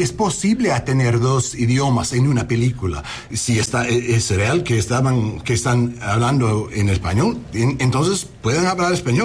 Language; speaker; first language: Spanish; early bilingual, heritage; Spanish